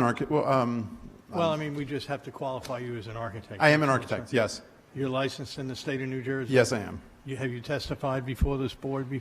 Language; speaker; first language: English; native; English